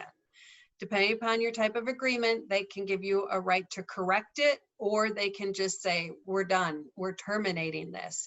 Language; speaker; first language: English; native; English